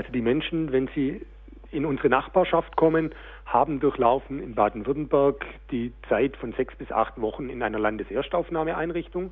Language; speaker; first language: German; native; German